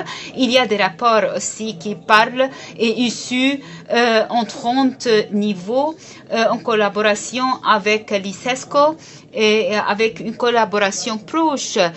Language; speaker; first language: French; non-native, fluent; Arabic